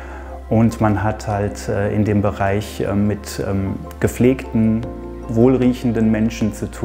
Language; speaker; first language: German; native; German